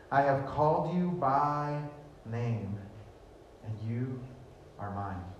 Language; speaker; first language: English; early bilingual, other home language; Spanish